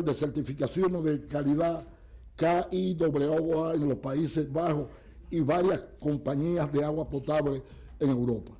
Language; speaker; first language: Spanish; native; Spanish